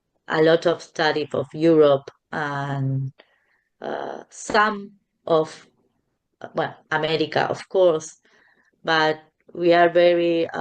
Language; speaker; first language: English; non-native, fluent; Spanish